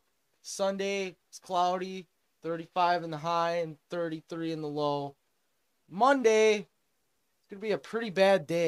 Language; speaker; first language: English; native; English